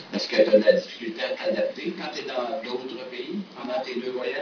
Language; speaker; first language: French; native; French